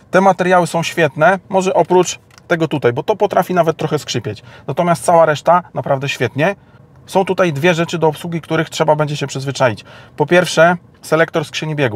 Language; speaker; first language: Polish; native; Polish